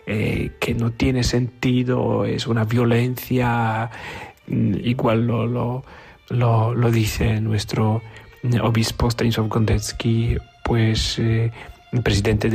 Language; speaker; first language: Spanish; non-native, fluent; Polish